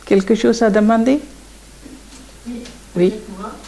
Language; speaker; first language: French; non-native, learner; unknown